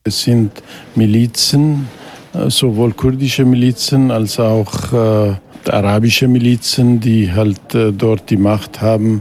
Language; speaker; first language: German; non-native, fluent; Kurdish